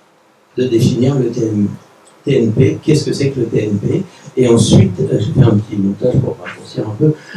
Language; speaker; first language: French; native; French